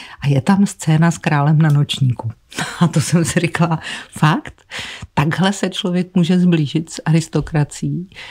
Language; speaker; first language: Czech; native; Czech